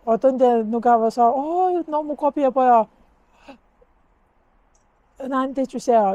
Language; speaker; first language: Korean; non-native, learner; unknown